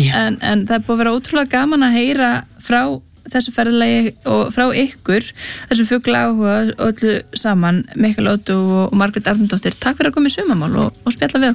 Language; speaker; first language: Icelandic; native; Icelandic